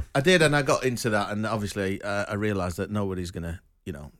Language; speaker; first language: English; native; English